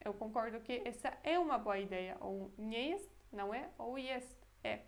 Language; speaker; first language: Portuguese; non-native, fluent; Polish